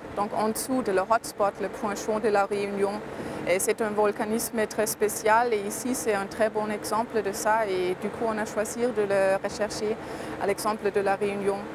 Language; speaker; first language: French; non-native, fluent; German